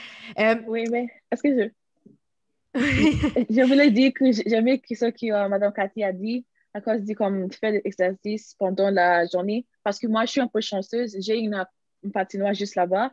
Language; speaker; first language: French; non-native, learner; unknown